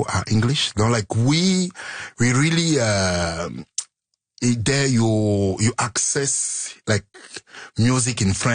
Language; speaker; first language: English; non-native, local second language; French